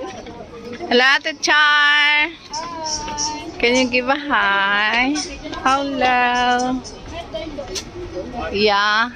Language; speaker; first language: English; non-native, local second language; Filipino